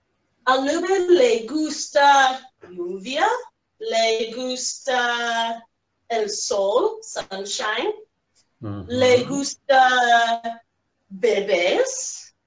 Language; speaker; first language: Spanish; non-native, fluent; English